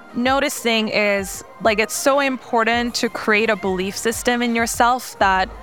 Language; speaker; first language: English; non-native, fluent; Korean